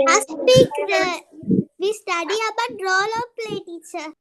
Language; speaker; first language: English; non-native, learner; Tamil